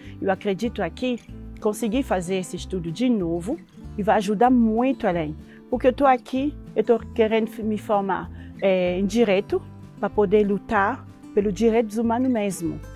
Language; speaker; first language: Portuguese; non-native, fluent; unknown